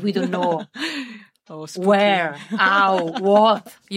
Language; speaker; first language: English; non-native, learner; Italian